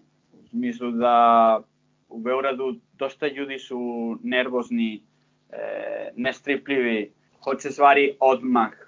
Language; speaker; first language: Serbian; non-native, fluent; Spanish